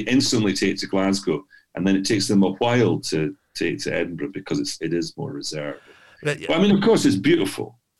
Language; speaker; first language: English; native; English